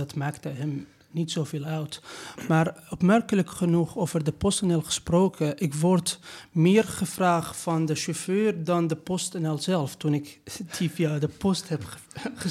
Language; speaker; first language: Dutch; non-native, fluent; Persian